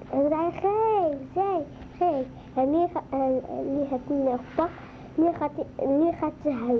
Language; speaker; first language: Dutch; early bilingual, other home language; Arabic